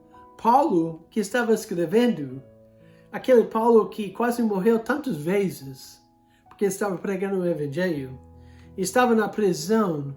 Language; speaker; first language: Portuguese; non-native, fluent; English